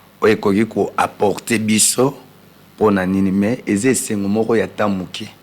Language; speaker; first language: Lingala; non-native, local second language; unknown